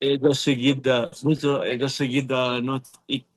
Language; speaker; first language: French; non-native, fluent; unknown